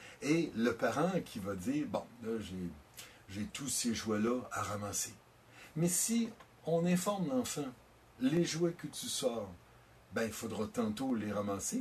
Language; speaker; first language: French; native; French